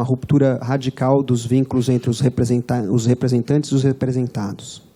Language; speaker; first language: Portuguese; native; Portuguese